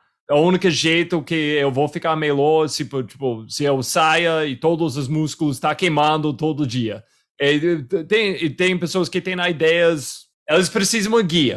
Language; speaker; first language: Portuguese; non-native, fluent; English